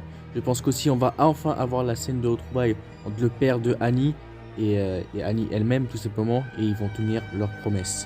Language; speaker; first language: French; native; French